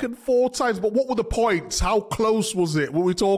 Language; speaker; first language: English; native; English